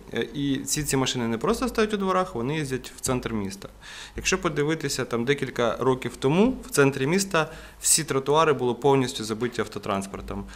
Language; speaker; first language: Ukrainian; native; Ukrainian